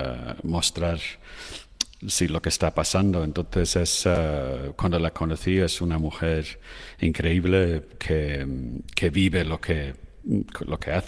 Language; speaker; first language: Spanish; non-native, fluent; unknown